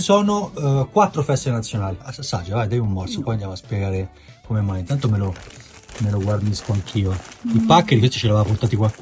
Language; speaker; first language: Italian; native; Italian